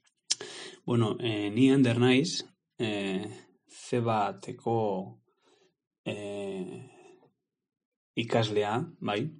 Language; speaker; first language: Basque; non-native, learner; Spanish